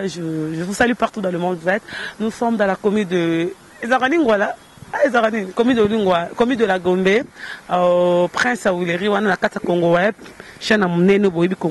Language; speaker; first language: French; non-native, local second language; Lingala